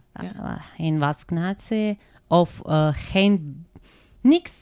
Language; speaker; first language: Dutch; non-native, fluent; Turkish